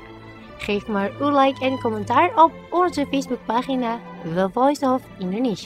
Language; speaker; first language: Dutch; non-native, fluent; Indonesian